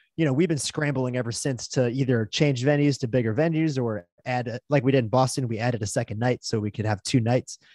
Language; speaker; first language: English; native; English